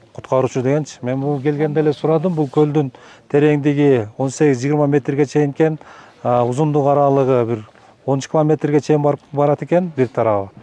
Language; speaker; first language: Kyrgyz; native; Kyrgyz